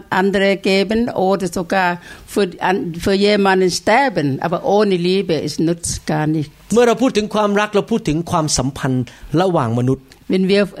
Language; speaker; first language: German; non-native, learner; Thai